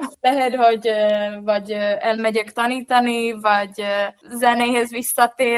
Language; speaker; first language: Hungarian; non-native, fluent; Czech